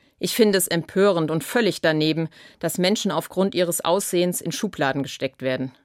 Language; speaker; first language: German; native; German